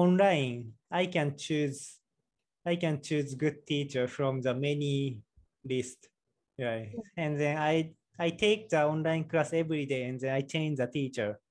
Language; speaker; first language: English; non-native, learner; Japanese